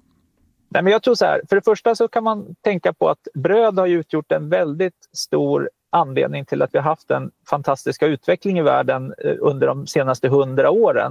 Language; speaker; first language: Swedish; native; Swedish